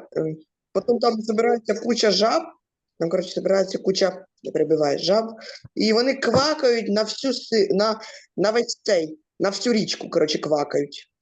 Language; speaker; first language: Ukrainian; native; Ukrainian